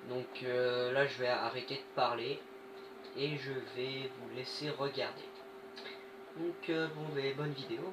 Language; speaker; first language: French; native; French